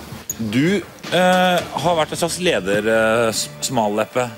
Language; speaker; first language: Norwegian; native; Norwegian